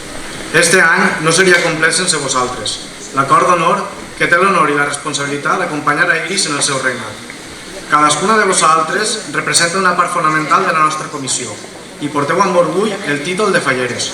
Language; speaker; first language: Catalan; native; Catalan